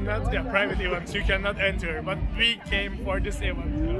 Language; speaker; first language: English; non-native, fluent; Turkish